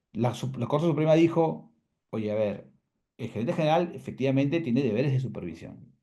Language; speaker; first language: Spanish; native; Spanish